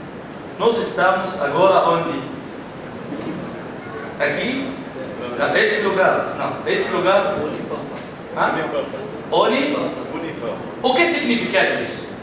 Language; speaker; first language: Portuguese; non-native, learner; Arabic